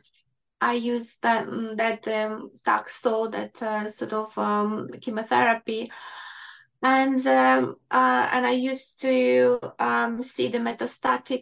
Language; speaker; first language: English; non-native, fluent; Ukrainian